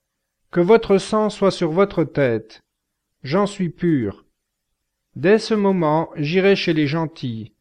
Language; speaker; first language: French; native; French